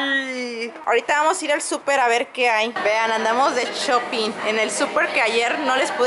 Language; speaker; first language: Spanish; native; Spanish